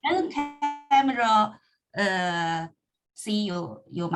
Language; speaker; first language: English; non-native, learner; Chinese